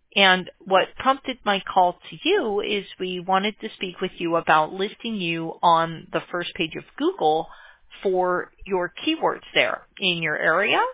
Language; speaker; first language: English; native; English